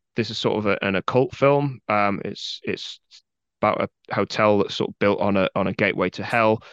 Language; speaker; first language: English; native; English